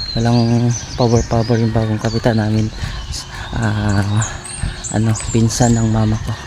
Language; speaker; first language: Filipino; non-native, local second language; Cebuano